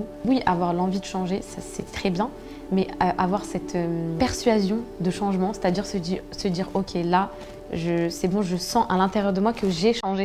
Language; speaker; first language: French; native; French